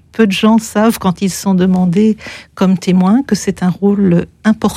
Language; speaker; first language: French; native; French